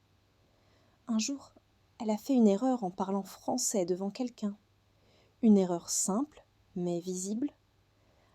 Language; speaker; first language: French; non-native, fluent; Hindi